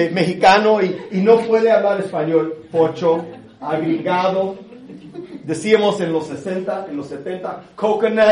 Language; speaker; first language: Spanish; early bilingual, other home language; English